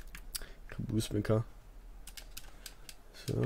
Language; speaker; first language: German; native; German